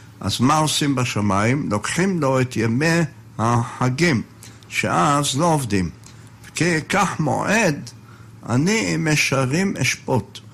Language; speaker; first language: Hebrew; native; Hebrew